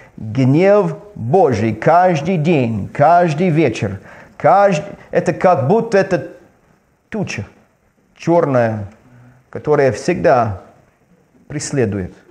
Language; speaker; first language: Russian; non-native, learner; English